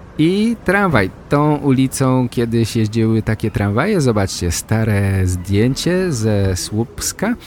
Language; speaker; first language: Polish; native; Polish